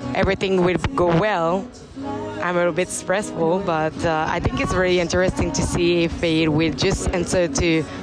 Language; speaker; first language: English; non-native, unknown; French